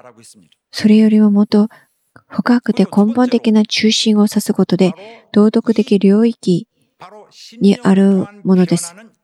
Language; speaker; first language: Japanese; non-native, fluent; Korean